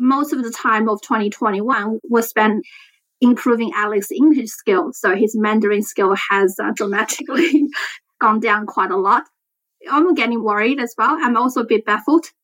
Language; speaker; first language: English; non-native, fluent; Chinese